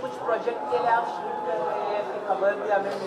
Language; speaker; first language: Hindi; native; Hindi